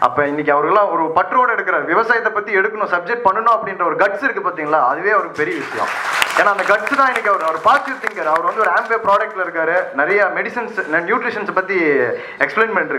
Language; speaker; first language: Tamil; native; Tamil